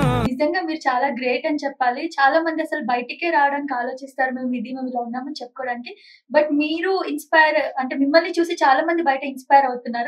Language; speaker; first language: Telugu; native; Telugu